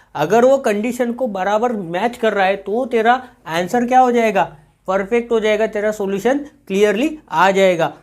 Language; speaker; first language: Hindi; non-native, local second language; Marathi